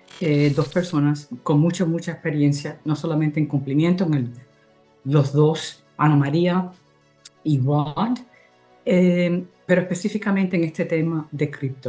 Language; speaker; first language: Spanish; early bilingual, heritage; English